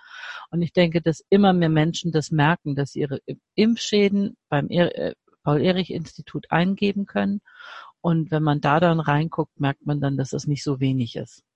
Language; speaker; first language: German; native; German